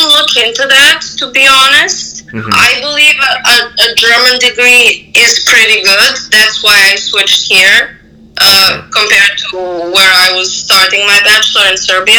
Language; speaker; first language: English; non-native, fluent; Serbian